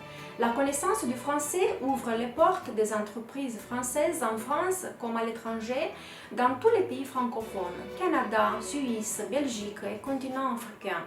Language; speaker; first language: French; non-native, fluent; Romanian